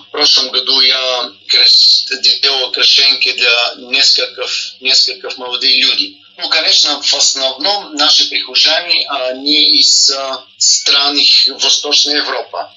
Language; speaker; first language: Russian; non-native, learner; Bulgarian